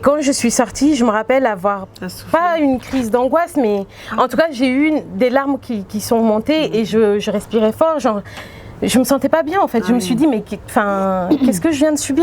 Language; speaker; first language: French; native; French